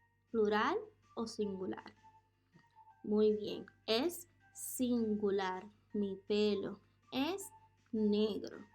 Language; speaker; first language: Spanish; non-native, fluent; English